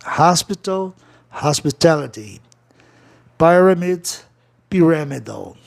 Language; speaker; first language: English; non-native, fluent; Portuguese